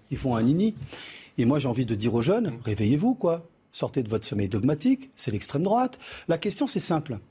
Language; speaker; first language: French; early bilingual, other home language; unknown